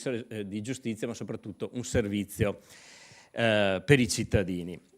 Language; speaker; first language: Italian; native; Italian